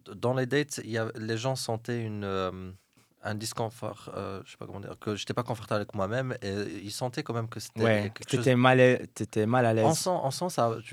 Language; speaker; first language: French; non-native, local second language; Arabic